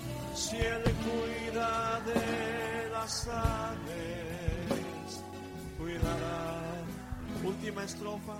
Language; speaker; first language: Spanish; early bilingual, heritage; Spanish